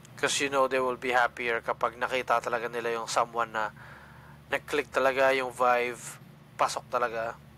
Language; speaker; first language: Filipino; non-native, local second language; Cebuano